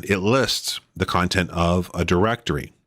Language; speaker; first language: English; native; English